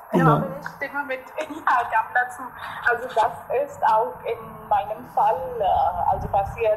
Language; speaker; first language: German; non-native, learner; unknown